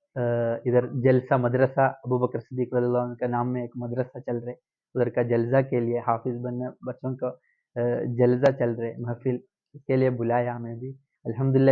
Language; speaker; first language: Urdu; non-native, local second language; Malayalam